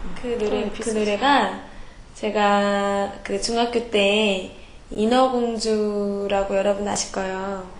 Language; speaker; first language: Korean; native; Korean